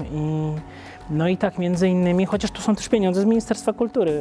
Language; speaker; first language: Polish; native; Polish